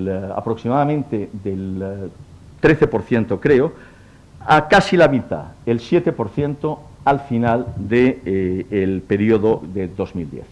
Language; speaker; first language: Spanish; native; Spanish